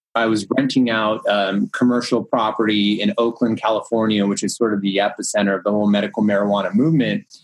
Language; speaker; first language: English; early bilingual, other home language; Hindi